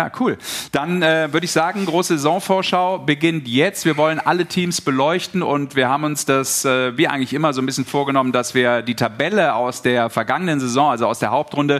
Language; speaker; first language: German; native; German